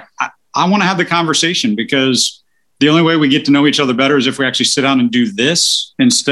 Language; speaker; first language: English; native; English